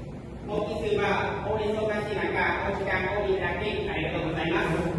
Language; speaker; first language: Japanese; non-native, learner; Khmer